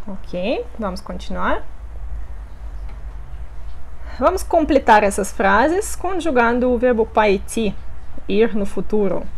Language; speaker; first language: Portuguese; non-native, fluent; Russian